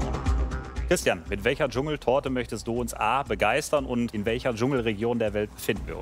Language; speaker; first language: German; native; German